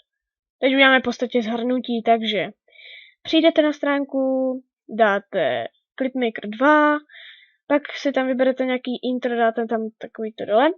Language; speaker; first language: Czech; native; Czech